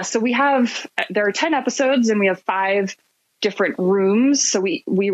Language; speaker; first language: English; native; English